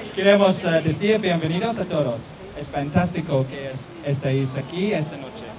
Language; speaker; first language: Spanish; non-native, learner; English